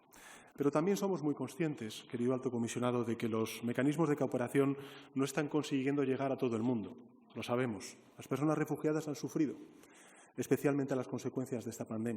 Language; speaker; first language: Spanish; native; Spanish